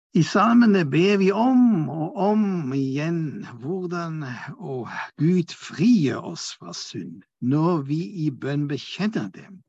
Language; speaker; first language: Norwegian; non-native, fluent; German